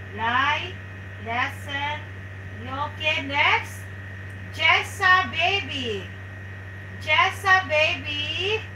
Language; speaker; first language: Filipino; native; Filipino